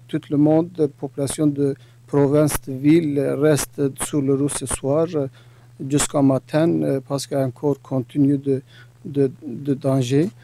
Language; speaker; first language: French; non-native, learner; Kurdish